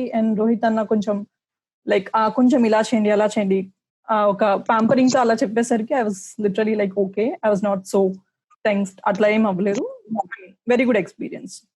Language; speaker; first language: Telugu; early bilingual, heritage; Telugu